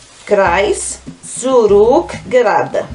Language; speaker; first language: German; non-native, fluent; Portuguese